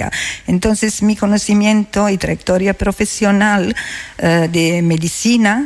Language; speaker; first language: Spanish; non-native, learner; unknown